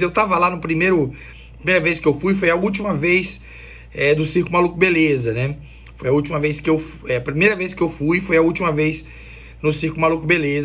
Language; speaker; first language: Portuguese; native; Portuguese